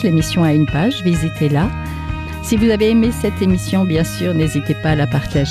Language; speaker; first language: French; native; French